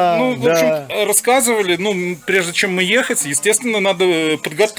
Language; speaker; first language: Russian; native; Russian